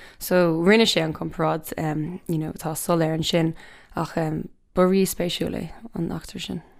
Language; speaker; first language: Irish; non-native, local second language; English